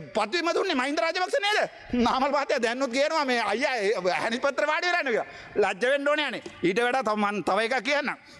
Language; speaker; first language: Sinhala; non-native, local second language; Tamil